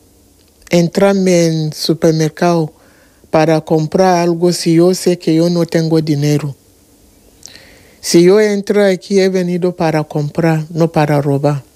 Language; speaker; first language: Spanish; non-native, learner; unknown